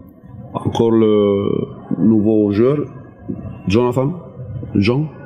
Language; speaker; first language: French; non-native, learner; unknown